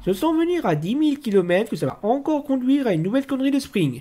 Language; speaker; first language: French; native; French